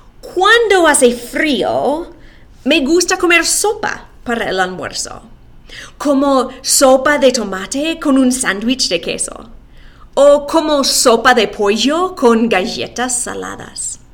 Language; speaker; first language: Spanish; non-native, fluent; English